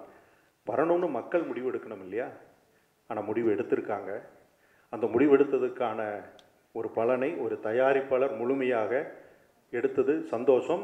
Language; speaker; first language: Tamil; native; Tamil